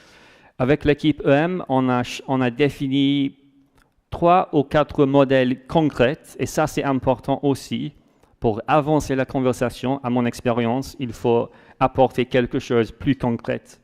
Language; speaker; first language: French; non-native, fluent; English